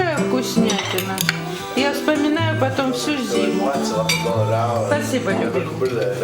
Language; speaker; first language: Russian; native; Russian